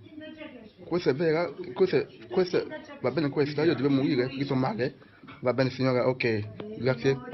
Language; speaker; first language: Italian; non-native, learner; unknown